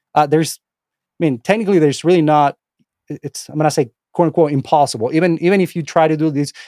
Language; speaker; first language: English; non-native, fluent; Spanish